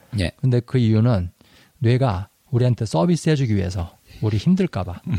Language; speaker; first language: Korean; native; Korean